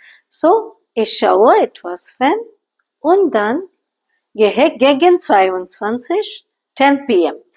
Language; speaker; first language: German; non-native, fluent; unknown